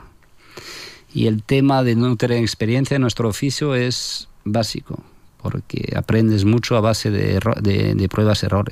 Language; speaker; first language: Spanish; non-native, fluent; French